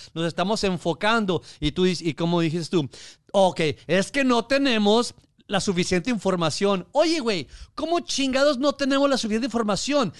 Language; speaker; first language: Spanish; early bilingual, heritage; Spanish